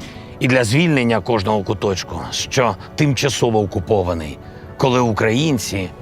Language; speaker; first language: Ukrainian; non-native, local second language; Russian